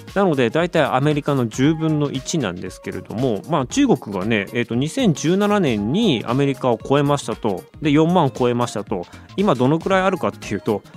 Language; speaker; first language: Japanese; native; Japanese